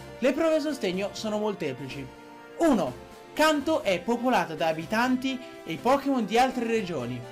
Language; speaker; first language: Italian; native; Italian